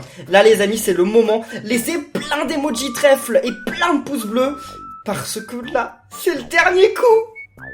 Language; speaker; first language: French; native; French